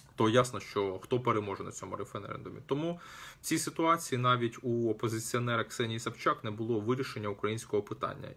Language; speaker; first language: Ukrainian; non-native, local second language; Russian